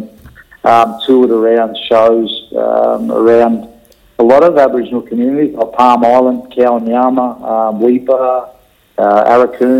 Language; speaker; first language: English; native; English